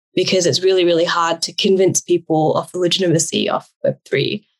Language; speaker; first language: English; native; English